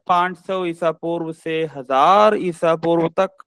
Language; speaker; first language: Hindi; non-native, local second language; Malayalam